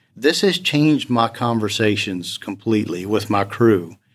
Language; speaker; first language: English; native; English